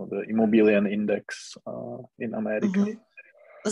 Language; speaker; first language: German; non-native, learner; Czech